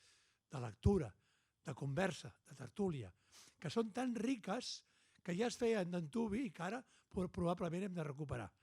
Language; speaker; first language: Catalan; native; Catalan